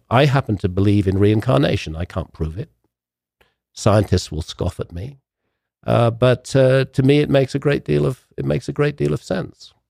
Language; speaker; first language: English; native; English